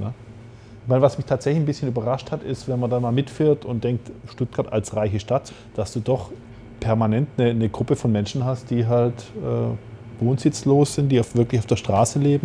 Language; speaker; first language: German; native; German